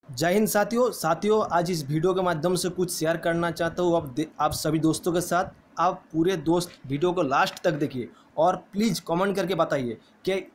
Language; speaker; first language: Hindi; non-native, local second language; Bangla